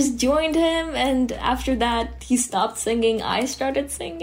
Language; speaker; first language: English; early bilingual, other home language; Hebrew